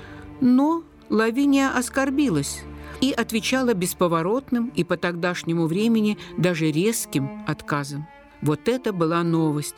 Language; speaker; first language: Russian; native; Russian